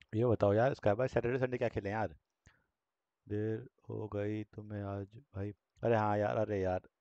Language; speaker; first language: Hindi; native; Hindi